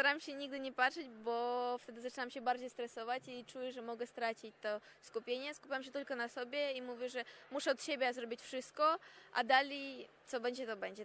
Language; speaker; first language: Polish; non-native, fluent; Russian